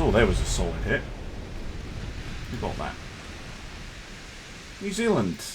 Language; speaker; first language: English; native; English